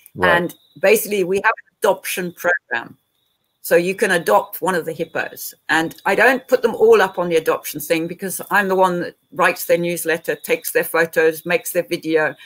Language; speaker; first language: English; native; English